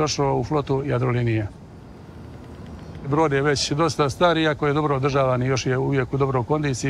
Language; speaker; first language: Croatian; native; Croatian